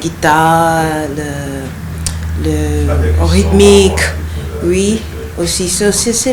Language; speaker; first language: French; non-native, learner; Yoruba